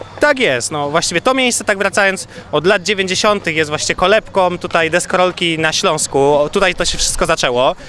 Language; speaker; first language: Polish; native; Polish